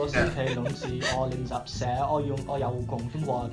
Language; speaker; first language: Cantonese; non-native, learner; English